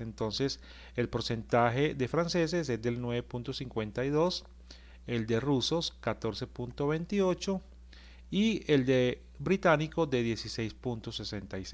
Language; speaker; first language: Spanish; native; Spanish